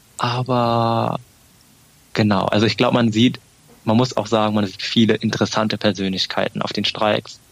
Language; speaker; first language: German; early bilingual, other home language; Vietnamese